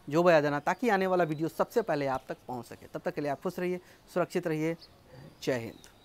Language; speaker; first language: Hindi; native; Hindi